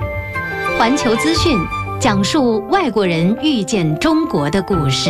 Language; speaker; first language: Chinese; native; Chinese